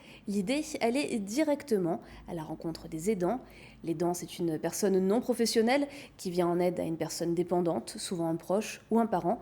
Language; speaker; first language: French; native; French